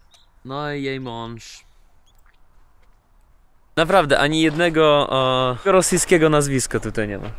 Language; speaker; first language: Polish; non-native, learner; Russian